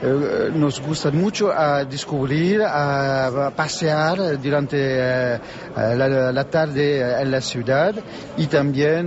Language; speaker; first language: Spanish; non-native, learner; French